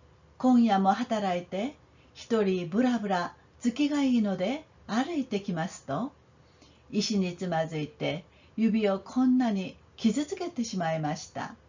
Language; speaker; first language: Japanese; non-native, fluent; Korean